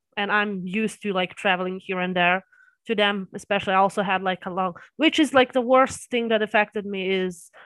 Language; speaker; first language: English; early bilingual, other home language; Serbian